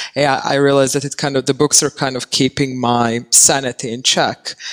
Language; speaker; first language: English; non-native, fluent; Serbian